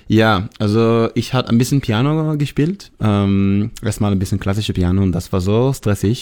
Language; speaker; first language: German; non-native, learner; Hebrew